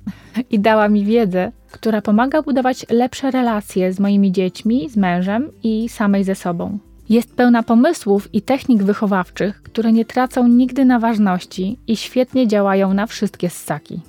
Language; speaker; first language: Polish; native; Polish